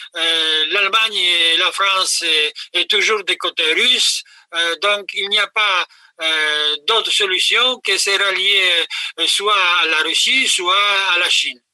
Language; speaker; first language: French; non-native, fluent; Polish